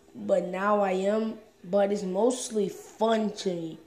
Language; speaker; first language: English; native; English